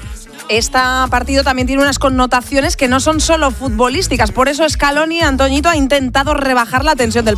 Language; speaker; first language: Spanish; native; Spanish